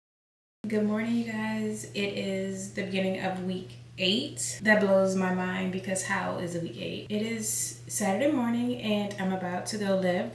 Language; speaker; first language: English; native; English